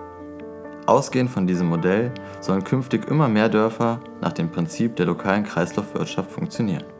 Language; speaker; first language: German; native; German